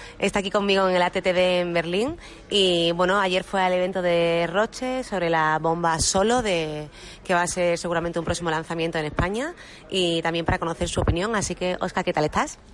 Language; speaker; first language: Spanish; native; Spanish